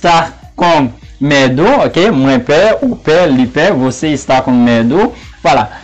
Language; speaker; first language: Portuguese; non-native, fluent; Haitian Creole